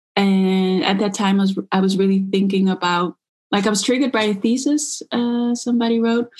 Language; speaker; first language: English; early bilingual, other home language; Dutch